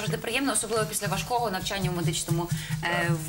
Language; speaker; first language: Ukrainian; native; Ukrainian